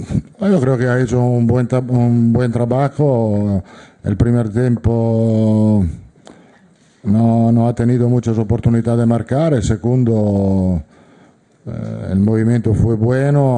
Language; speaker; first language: Spanish; non-native, fluent; Italian